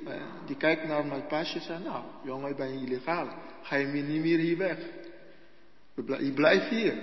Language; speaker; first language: Dutch; non-native, learner; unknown